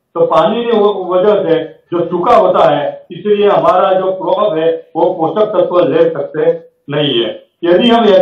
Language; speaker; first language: Hindi; non-native, local second language; Gujarati